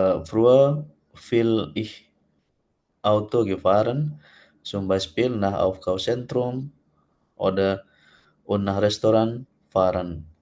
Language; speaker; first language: German; non-native, learner; Indonesian